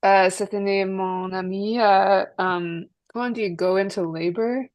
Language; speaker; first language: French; non-native, learner; English